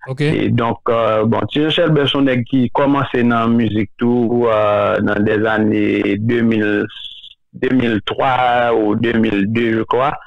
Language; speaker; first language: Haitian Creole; native; Haitian Creole